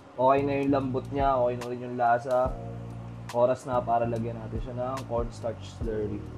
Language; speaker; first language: Filipino; native; Filipino